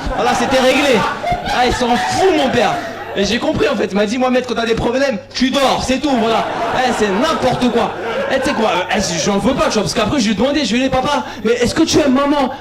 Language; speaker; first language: French; early bilingual, other home language; Arabic